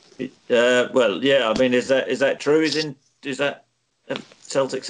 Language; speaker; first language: English; native; English